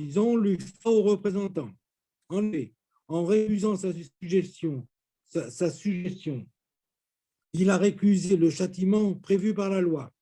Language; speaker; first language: French; native; French